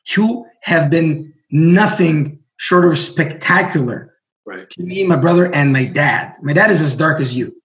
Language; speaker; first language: English; non-native, fluent; Greek